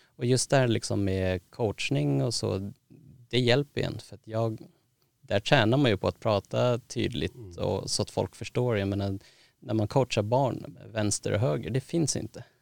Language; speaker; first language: Swedish; native; Swedish